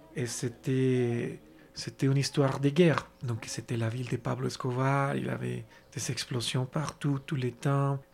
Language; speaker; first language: French; non-native, fluent; Spanish